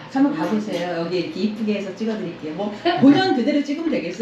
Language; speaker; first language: Korean; native; Korean